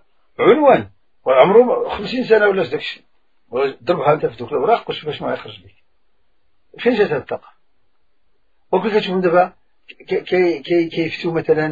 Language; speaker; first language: Arabic; native; Arabic